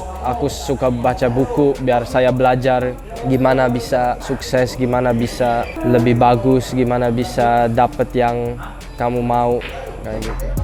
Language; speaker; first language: Indonesian; early bilingual, heritage; English